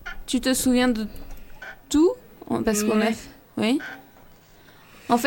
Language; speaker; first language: French; native; French